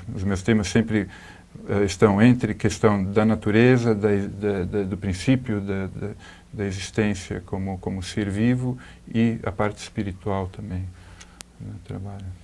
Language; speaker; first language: Portuguese; native; Portuguese